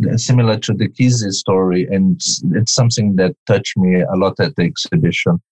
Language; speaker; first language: English; non-native, fluent; Portuguese